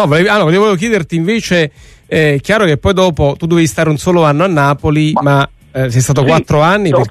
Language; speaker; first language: Italian; native; Italian